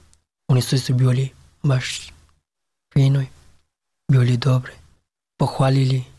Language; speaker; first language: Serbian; non-native, learner; Pashto